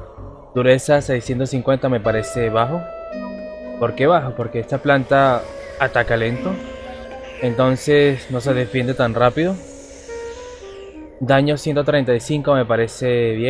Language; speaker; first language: Spanish; native; Spanish